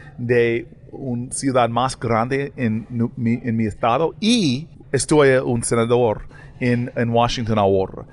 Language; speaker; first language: Spanish; non-native, learner; English